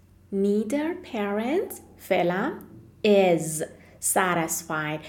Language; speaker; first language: English; non-native, fluent; Persian